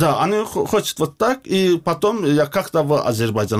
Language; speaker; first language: Russian; non-native, learner; Azerbaijani